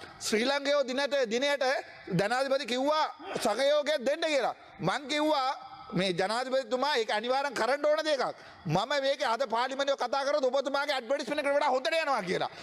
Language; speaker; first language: Sinhala; non-native, local second language; Tamil